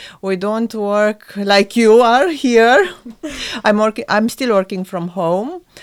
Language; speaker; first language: English; non-native, fluent; Romanian